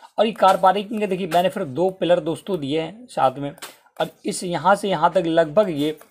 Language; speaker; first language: Hindi; native; Hindi